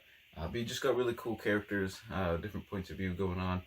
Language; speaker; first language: English; native; English